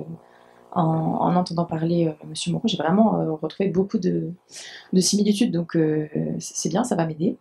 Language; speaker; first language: French; native; French